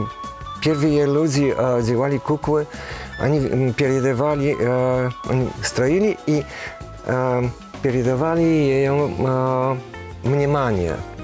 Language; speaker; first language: Russian; non-native, learner; Polish